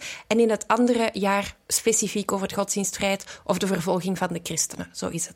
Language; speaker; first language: Dutch; native; Dutch